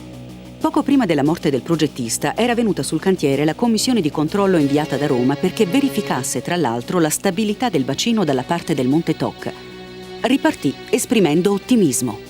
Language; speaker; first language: Italian; native; Italian